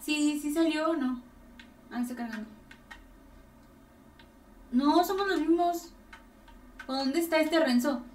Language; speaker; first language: Spanish; native; Spanish